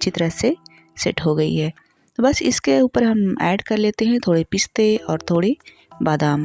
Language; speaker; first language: Hindi; native; Hindi